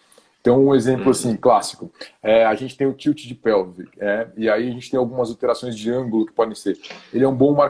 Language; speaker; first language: Portuguese; native; Portuguese